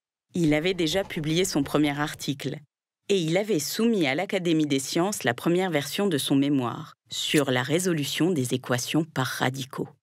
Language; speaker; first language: French; native; French